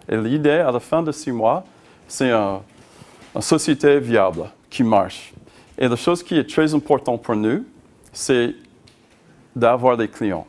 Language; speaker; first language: French; non-native, learner; English